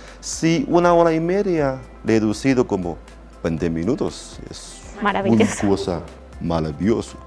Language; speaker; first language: Spanish; non-native, learner; Chinese